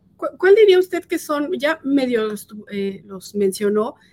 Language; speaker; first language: Spanish; native; Spanish